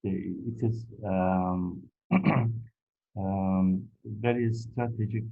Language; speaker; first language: English; non-native, fluent; Turkish